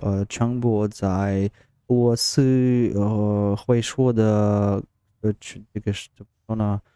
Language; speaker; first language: Chinese; non-native, learner; Russian